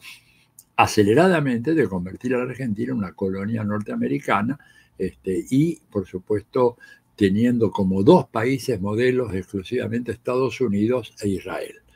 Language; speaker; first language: Spanish; native; Spanish